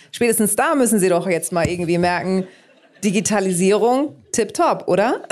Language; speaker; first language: German; early bilingual, other home language; Greek